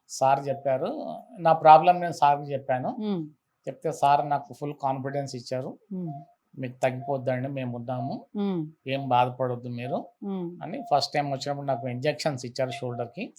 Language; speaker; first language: Telugu; native; Telugu